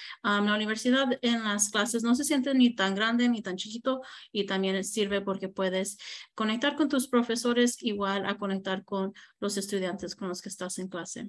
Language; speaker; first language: Spanish; early bilingual, heritage; Spanish